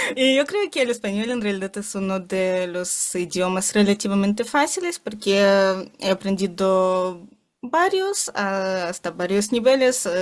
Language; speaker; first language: Spanish; non-native, fluent; Ukrainian